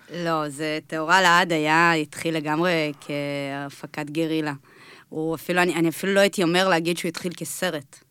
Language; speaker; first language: Hebrew; early bilingual, other home language; Russian